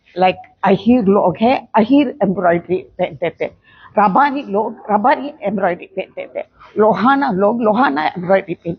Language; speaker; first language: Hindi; non-native, local second language; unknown